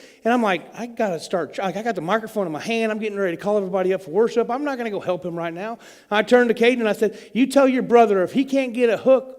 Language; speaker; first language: English; native; English